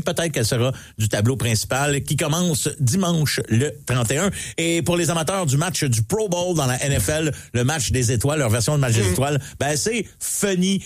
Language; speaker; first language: French; native; French